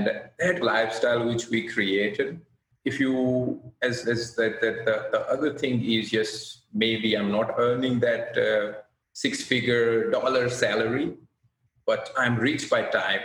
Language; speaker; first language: English; non-native, local second language; Gujarati